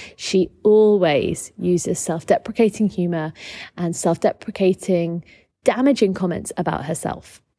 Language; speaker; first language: English; native; English